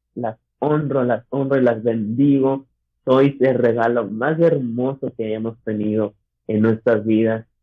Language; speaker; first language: Spanish; early bilingual, other home language; English